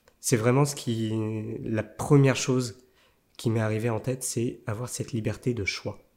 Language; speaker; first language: French; native; French